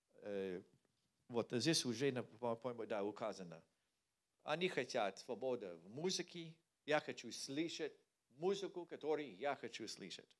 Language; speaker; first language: Russian; non-native, learner; English